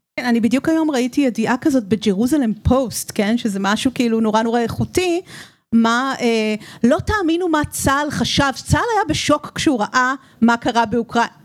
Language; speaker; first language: Hebrew; native; Hebrew